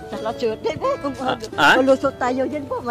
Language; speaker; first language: Filipino; non-native, learner; Vietnamese